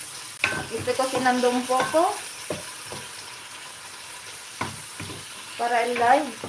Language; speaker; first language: Spanish; non-native, fluent; Filipino